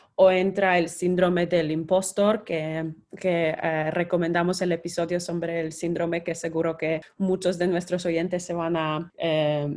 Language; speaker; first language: Spanish; non-native, fluent; Polish